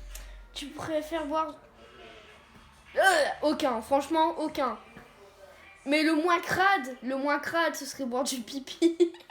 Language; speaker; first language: French; native; French